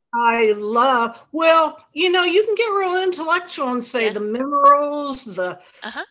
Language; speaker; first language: English; native; English